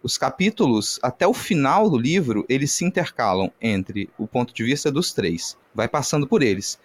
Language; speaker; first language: Portuguese; native; Portuguese